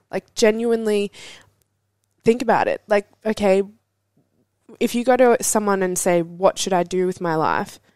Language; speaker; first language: English; native; English